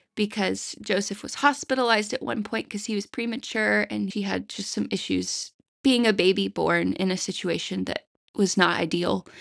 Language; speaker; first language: English; native; English